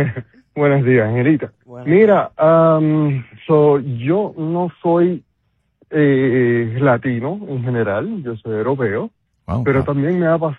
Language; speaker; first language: Spanish; non-native, local second language; Papiamento